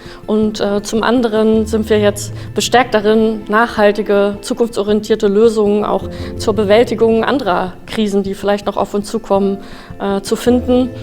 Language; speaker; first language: German; native; German